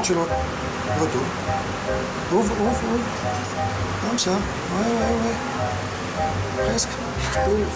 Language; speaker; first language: French; non-native, learner; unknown